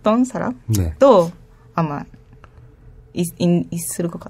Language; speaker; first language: Korean; non-native, learner; Japanese